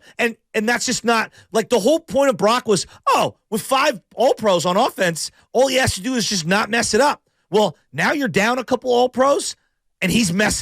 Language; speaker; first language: English; native; English